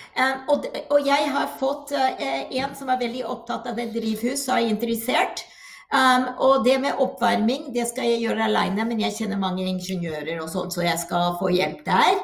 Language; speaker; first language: Norwegian; non-native, fluent; English